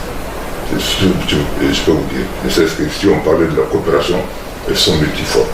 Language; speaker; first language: French; non-native, local second language; Bambara